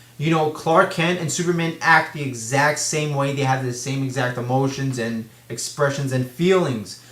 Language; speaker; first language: English; native; English